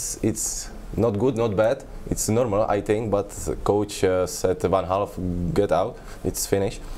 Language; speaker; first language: English; non-native, learner; Czech